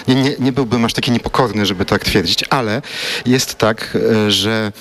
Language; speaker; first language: Polish; native; Polish